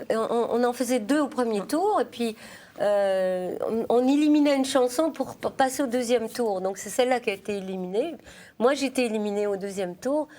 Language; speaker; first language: French; native; French